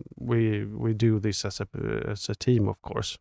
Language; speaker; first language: English; non-native, fluent; Swedish